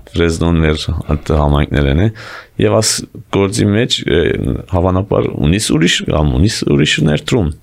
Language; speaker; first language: Armenian; early bilingual, heritage; Armenian